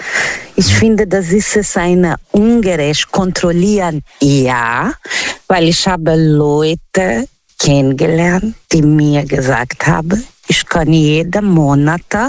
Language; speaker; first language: German; non-native, learner; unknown